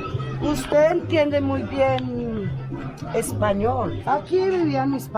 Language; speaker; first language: Spanish; native; Spanish